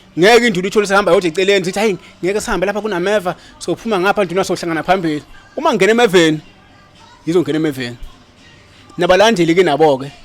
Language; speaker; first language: Zulu; native; Zulu